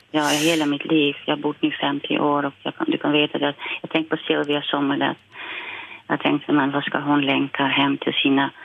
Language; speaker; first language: Swedish; non-native, fluent; Dutch